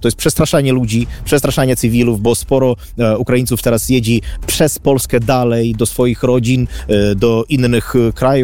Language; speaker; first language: Polish; non-native, fluent; Ukrainian